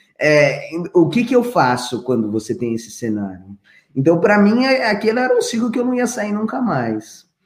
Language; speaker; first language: Portuguese; native; Portuguese